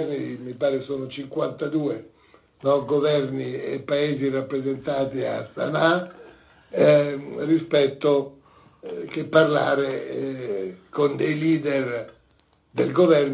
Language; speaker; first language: Italian; native; Italian